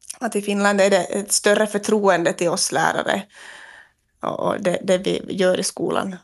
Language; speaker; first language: Swedish; native; Swedish